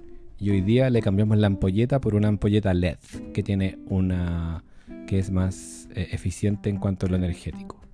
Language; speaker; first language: Spanish; native; Spanish